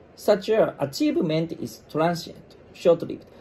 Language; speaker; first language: English; non-native, fluent; Japanese